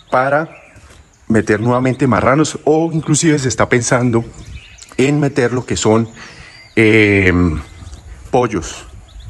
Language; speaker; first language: Spanish; native; Spanish